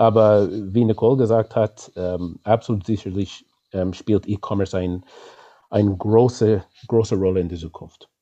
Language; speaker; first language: German; non-native, fluent; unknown